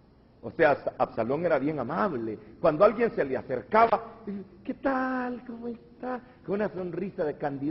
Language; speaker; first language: Spanish; native; Spanish